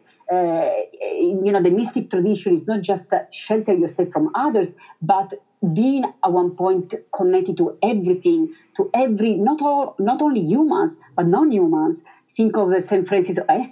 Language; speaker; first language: English; non-native, fluent; Italian